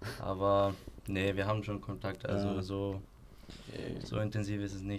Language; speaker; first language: German; non-native, fluent; Icelandic